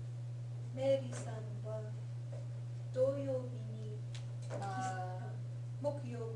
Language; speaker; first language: Japanese; non-native, learner; English